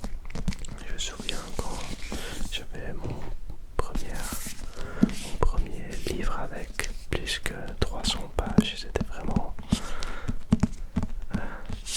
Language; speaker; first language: French; non-native, learner; Dutch